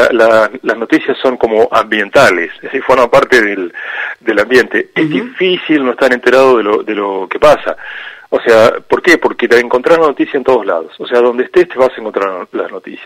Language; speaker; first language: Spanish; native; Spanish